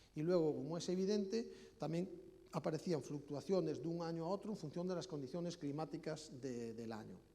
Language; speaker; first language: Spanish; native; Spanish